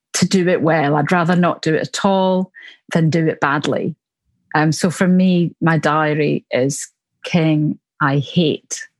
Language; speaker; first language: English; native; English